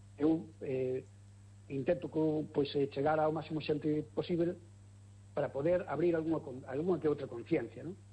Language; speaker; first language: Galician; native; Galician